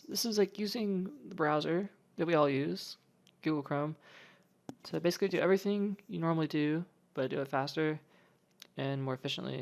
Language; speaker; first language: English; native; English